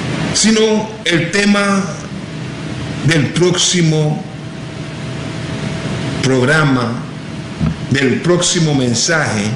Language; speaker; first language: Spanish; non-native, local second language; English